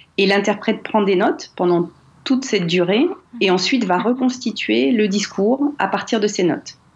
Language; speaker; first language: French; native; French